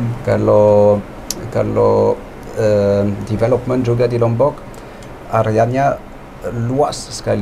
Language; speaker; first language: Indonesian; non-native, fluent; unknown